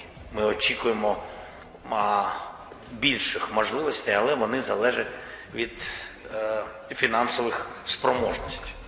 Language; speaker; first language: Ukrainian; non-native, local second language; Russian